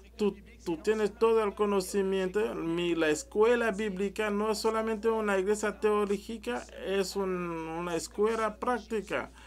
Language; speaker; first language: Spanish; non-native, learner; French